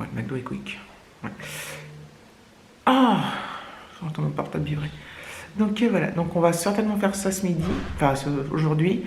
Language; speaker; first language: French; native; French